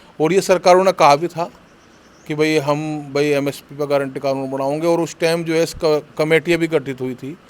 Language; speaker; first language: Hindi; native; Hindi